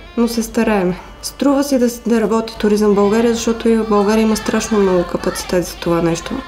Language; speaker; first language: Bulgarian; native; Bulgarian